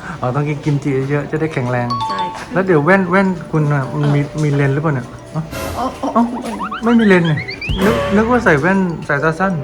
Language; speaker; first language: Thai; native; Thai